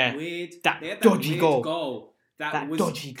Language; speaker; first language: English; native; English